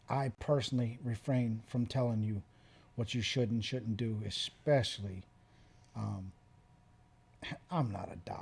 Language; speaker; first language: English; native; English